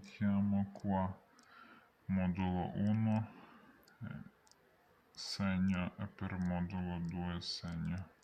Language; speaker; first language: Italian; non-native, learner; Ukrainian